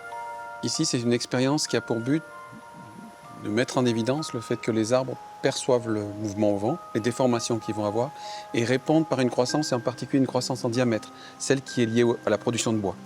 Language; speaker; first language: French; native; French